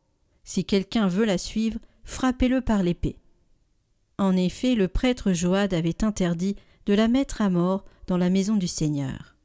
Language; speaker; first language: French; native; French